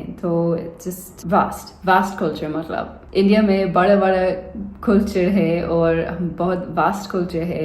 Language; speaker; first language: Hindi; non-native, learner; English